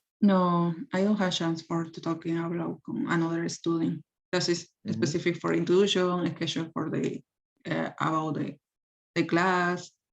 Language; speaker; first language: English; non-native, learner; Spanish